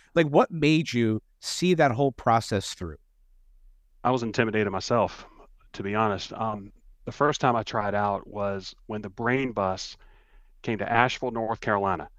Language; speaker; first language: English; native; English